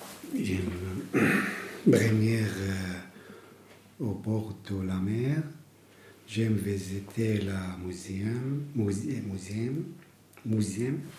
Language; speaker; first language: French; non-native, learner; Arabic